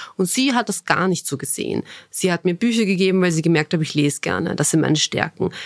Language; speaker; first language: German; early bilingual, other home language; Bosnian